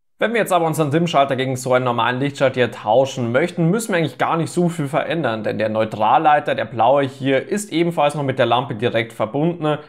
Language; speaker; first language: German; native; German